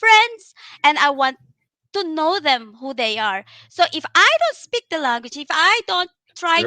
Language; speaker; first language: English; non-native, local second language; Filipino